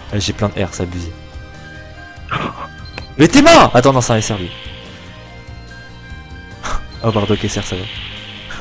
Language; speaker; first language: French; native; French